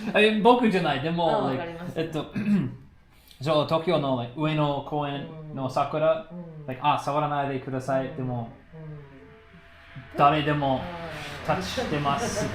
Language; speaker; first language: Japanese; non-native, learner; English